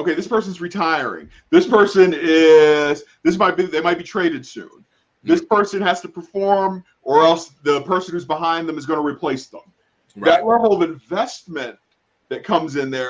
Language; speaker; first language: English; native; English